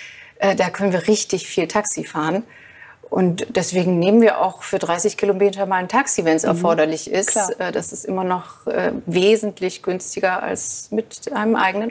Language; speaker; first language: German; native; German